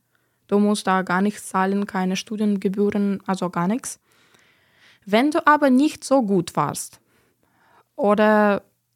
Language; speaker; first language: German; non-native, fluent; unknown